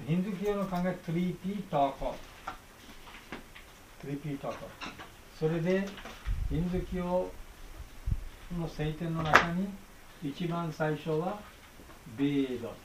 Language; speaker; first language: Japanese; non-native, fluent; Bangla